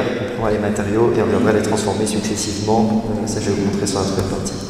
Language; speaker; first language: French; native; French